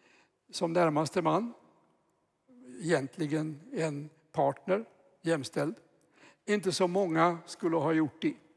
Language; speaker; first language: Swedish; native; Swedish